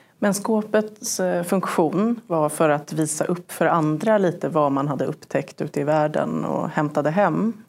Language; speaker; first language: Swedish; native; Swedish